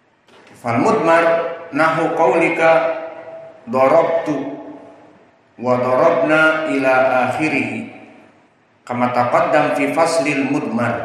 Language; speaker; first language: Arabic; non-native, fluent; Indonesian